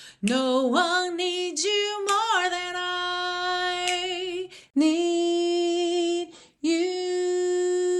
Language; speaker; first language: English; non-native, fluent; Portuguese